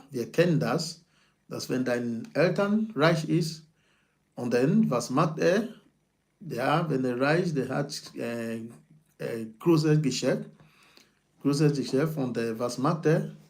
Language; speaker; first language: German; non-native, fluent; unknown